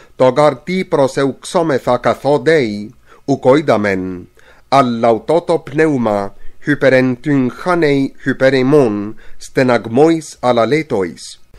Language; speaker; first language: Greek; non-native, fluent; English